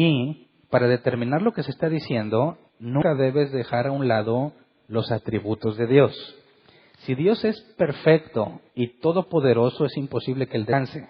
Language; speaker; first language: Spanish; native; Spanish